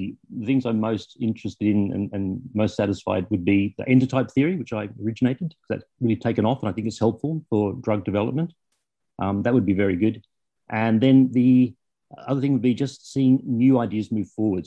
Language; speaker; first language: English; native; English